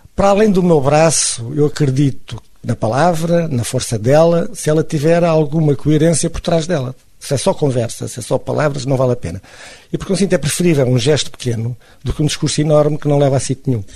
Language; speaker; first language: Portuguese; native; Portuguese